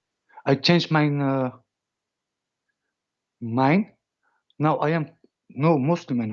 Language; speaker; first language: English; non-native, learner; Dutch